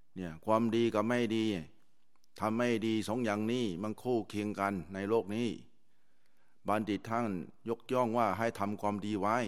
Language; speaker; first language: Thai; native; Thai